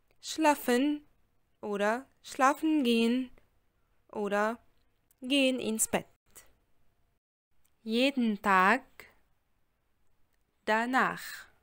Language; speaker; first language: German; non-native, fluent; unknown